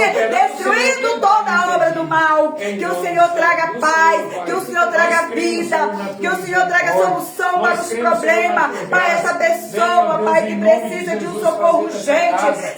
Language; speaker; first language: Portuguese; native; Portuguese